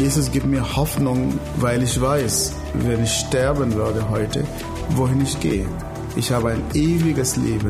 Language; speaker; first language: German; non-native, fluent; Arabic